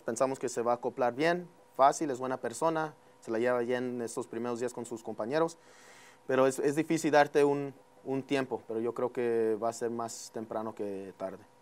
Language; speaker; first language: Spanish; early bilingual, heritage; Spanish